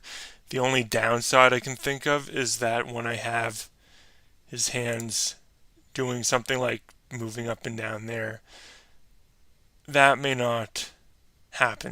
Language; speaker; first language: English; native; English